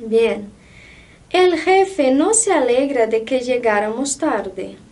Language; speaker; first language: Spanish; non-native, fluent; Portuguese